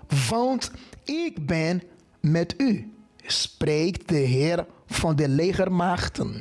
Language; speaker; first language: Dutch; non-native, fluent; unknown